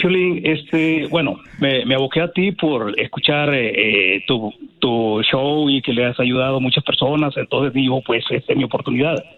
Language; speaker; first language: Spanish; native; Spanish